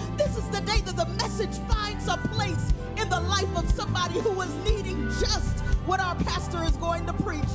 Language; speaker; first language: English; native; English